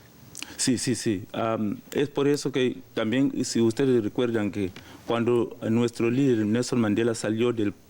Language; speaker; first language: Spanish; non-native, learner; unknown